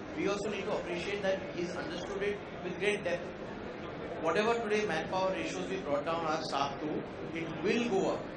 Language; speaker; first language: English; non-native, local second language; Konkani